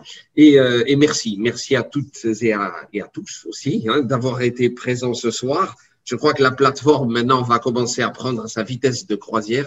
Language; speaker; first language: French; native; French